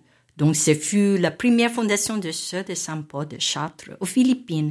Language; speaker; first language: French; non-native, fluent; Filipino